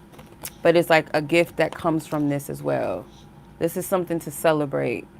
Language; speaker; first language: English; native; English